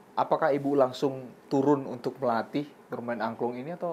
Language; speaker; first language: Indonesian; native; Indonesian